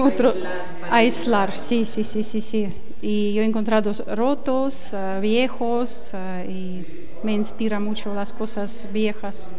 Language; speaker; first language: Spanish; non-native, learner; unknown